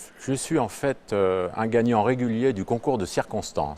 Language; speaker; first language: French; native; French